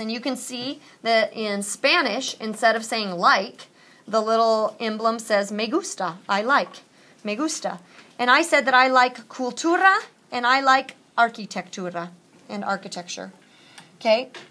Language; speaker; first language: English; native; English